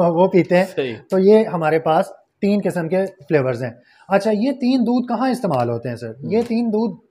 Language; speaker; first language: Urdu; non-native, local second language; Punjabi